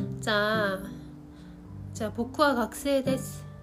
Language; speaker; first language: Korean; non-native, learner; Japanese